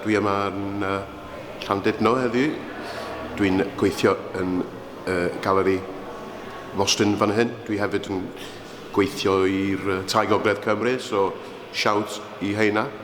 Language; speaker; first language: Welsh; non-native, local second language; English